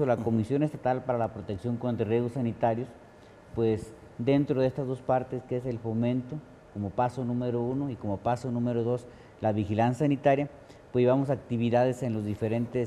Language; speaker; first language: Spanish; native; Spanish